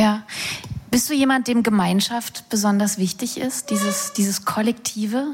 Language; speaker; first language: German; native; German